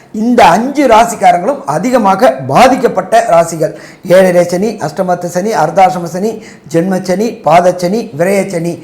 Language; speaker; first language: Tamil; native; Tamil